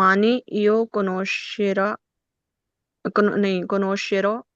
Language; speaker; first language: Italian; non-native, learner; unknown